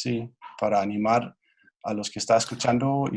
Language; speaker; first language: Spanish; non-native, fluent; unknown